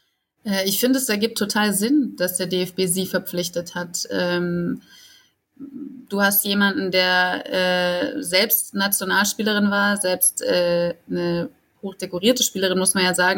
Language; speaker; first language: German; native; German